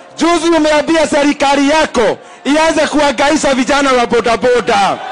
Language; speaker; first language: Swahili; non-native, local second language; Kikuyu